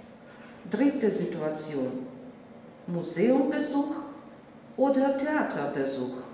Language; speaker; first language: German; non-native, fluent; Russian